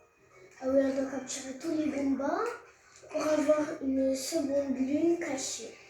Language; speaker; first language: French; native; French